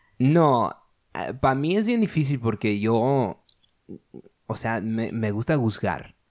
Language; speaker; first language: Spanish; early bilingual, heritage; Spanish